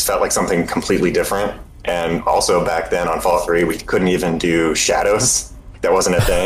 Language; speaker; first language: English; native; English